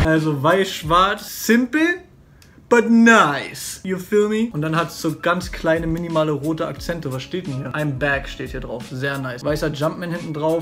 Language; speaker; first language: German; native; German